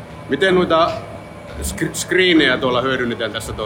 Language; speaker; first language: Finnish; native; Finnish